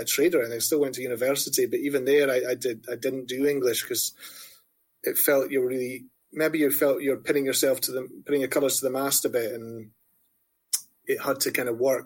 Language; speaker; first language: English; native; English